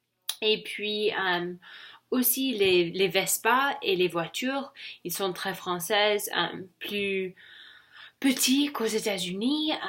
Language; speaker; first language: French; non-native, learner; English